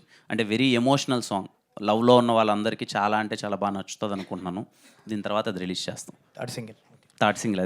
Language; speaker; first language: Telugu; native; Telugu